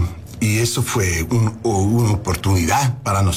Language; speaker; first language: Spanish; early bilingual, heritage; Spanish